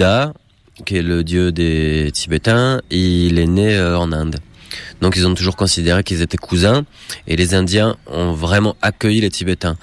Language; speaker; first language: French; native; French